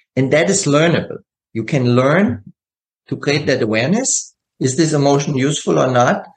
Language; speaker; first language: English; non-native, fluent; German